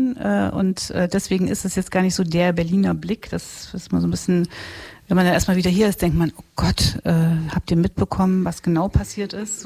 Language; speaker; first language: German; native; German